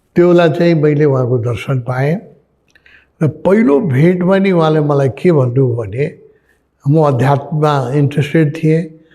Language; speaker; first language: Nepali; native; Nepali